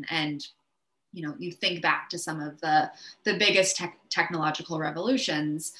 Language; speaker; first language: English; native; English